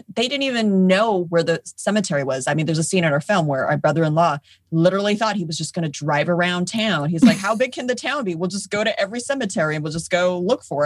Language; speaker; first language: English; native; English